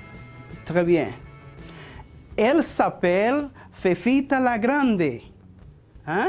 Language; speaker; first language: French; non-native, fluent; Spanish